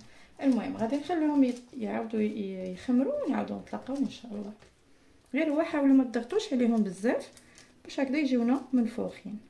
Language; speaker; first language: Arabic; native; Arabic